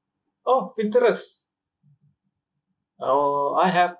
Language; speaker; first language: English; non-native, learner; Indonesian